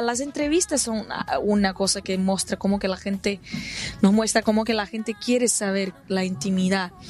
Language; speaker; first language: Spanish; non-native, fluent; Portuguese